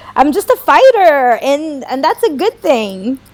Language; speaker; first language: English; non-native, fluent; Portuguese